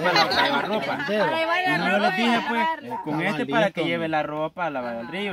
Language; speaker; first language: Spanish; native; Spanish